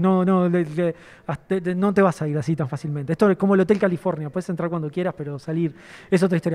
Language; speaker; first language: Spanish; native; Spanish